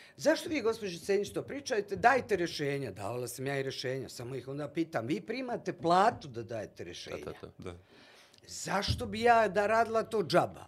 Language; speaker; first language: Bosnian; native; Bosnian